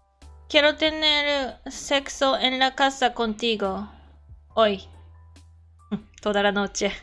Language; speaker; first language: Spanish; non-native, learner; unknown